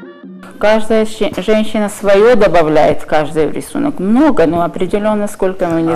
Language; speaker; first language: Russian; non-native, local second language; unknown